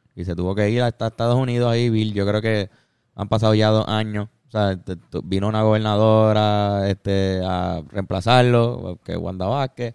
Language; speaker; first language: Spanish; native; Spanish